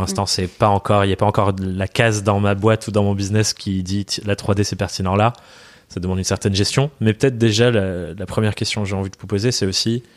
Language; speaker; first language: French; native; French